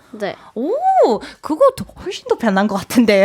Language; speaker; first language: Korean; non-native, fluent; English